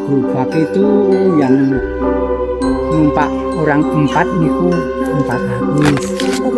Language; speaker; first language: Indonesian; non-native, local second language; Javanese